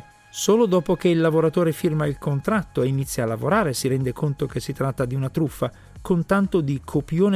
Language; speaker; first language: Italian; native; Italian